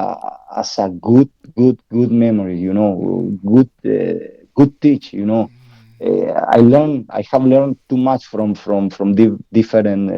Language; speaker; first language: English; non-native, learner; Spanish